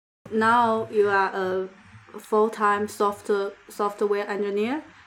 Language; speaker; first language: English; non-native, learner; Chinese